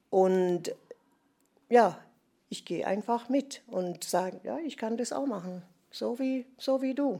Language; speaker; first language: German; non-native, fluent; English